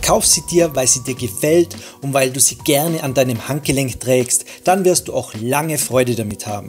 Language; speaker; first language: German; native; German